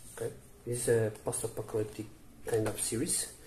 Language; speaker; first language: English; non-native, learner; Portuguese